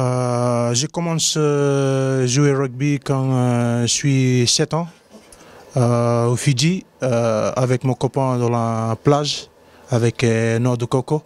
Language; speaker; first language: French; non-native, learner; Fijian